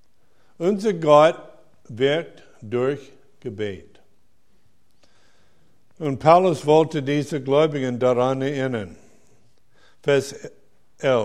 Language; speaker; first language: German; non-native, fluent; English